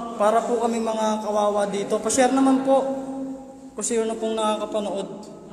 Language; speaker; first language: Filipino; non-native, local second language; Iloko